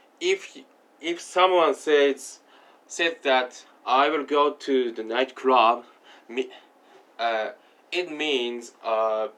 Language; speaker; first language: English; non-native, learner; Japanese